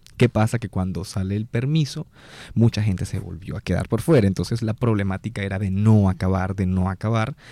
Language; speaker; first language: Spanish; native; Spanish